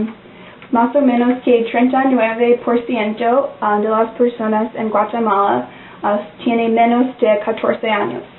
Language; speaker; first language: Spanish; non-native, learner; English